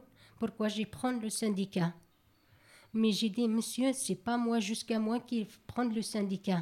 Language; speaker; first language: French; non-native, learner; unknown